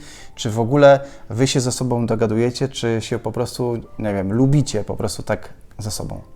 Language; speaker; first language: Polish; native; Polish